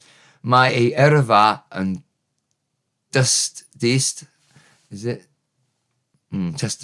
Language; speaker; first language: Welsh; non-native, learner; English